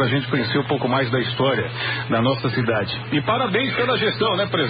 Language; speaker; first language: Portuguese; native; Portuguese